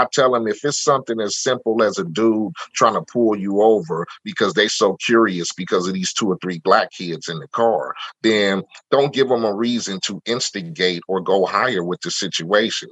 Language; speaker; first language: English; native; English